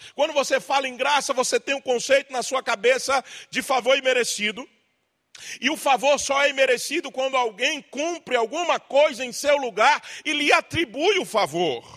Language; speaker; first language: Portuguese; native; Portuguese